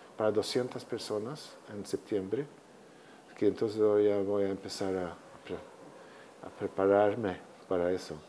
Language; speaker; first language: Spanish; non-native, fluent; Swedish